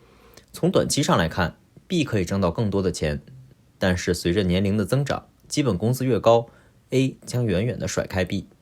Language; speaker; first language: Chinese; native; Chinese